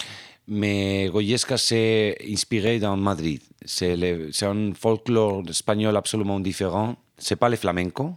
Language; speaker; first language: French; non-native, fluent; Spanish